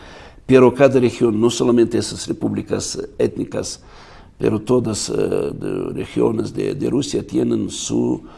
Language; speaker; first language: Spanish; non-native, fluent; Russian